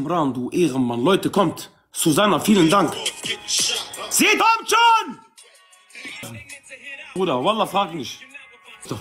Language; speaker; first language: German; non-native, local second language; Arabic